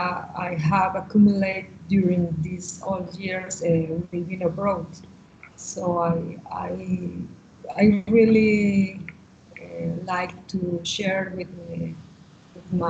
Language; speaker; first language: English; non-native, learner; Spanish